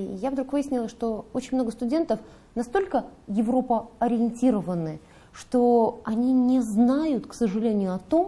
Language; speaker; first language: Russian; native; Russian